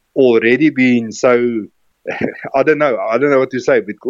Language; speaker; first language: English; non-native, local second language; Afrikaans